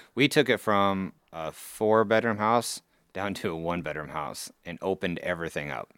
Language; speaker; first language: English; native; English